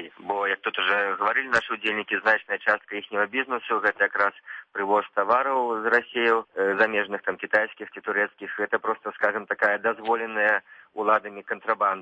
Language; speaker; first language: Belarusian; native; Belarusian